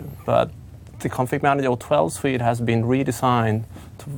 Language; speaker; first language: English; non-native, fluent; Swedish